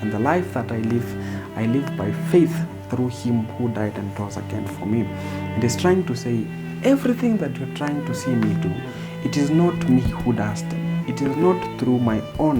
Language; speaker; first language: English; non-native, local second language; Swahili